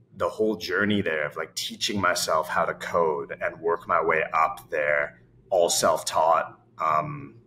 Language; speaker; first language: English; native; English